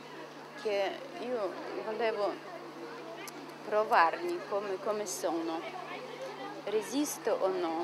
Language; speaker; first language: Italian; non-native, learner; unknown